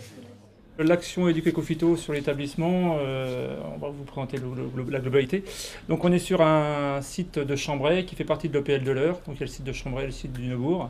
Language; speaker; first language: French; native; French